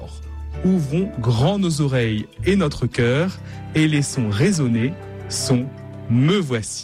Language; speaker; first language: French; native; French